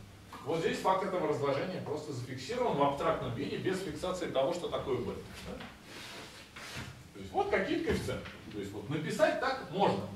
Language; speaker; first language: Russian; native; Russian